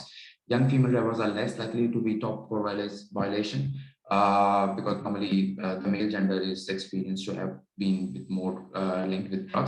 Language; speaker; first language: English; non-native, local second language; Urdu